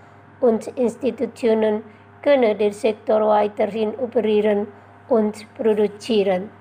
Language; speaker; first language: German; non-native, fluent; Indonesian